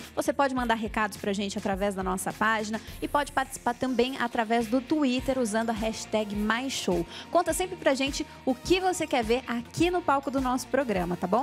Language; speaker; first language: Portuguese; native; Portuguese